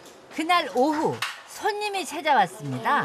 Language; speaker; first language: Korean; native; Korean